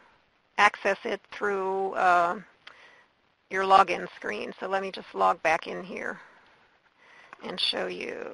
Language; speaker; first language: English; native; English